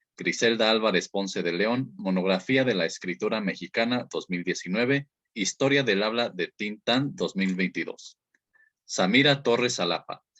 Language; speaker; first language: Spanish; native; Spanish